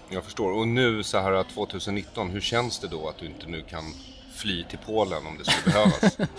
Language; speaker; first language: Swedish; native; Swedish